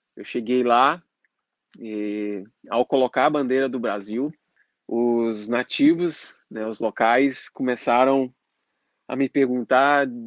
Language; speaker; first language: Portuguese; native; Portuguese